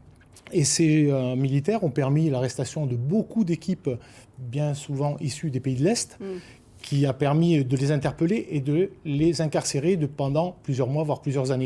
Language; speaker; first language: French; native; French